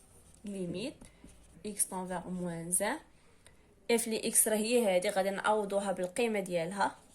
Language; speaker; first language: Arabic; native; Arabic